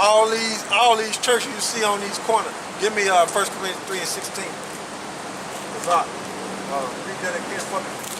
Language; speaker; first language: English; native; English